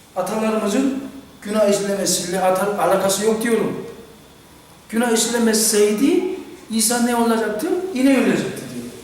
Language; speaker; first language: Turkish; non-native, fluent; Korean